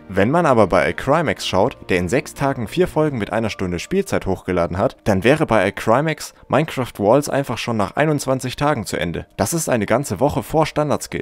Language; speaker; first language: German; native; German